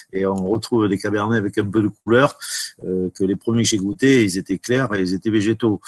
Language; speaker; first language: French; native; French